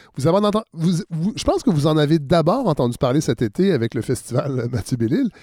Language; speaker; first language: French; native; French